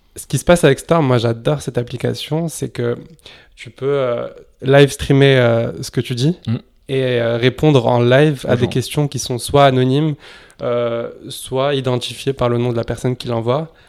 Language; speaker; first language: French; non-native, local second language; Arabic